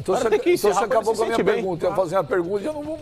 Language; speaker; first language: Portuguese; native; Portuguese